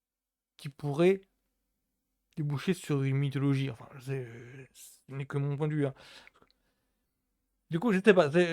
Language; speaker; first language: French; native; French